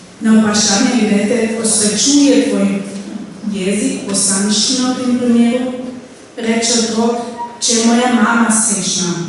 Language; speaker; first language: Slovenian; non-native, local second language; German